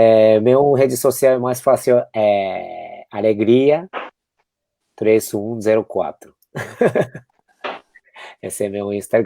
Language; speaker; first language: Portuguese; non-native, fluent; Japanese